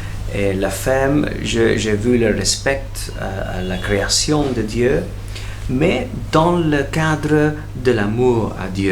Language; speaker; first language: French; non-native, fluent; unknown